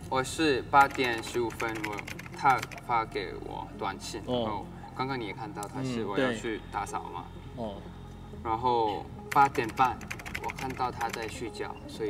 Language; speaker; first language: Chinese; non-native, learner; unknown